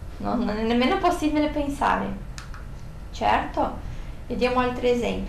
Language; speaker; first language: Italian; non-native, fluent; Portuguese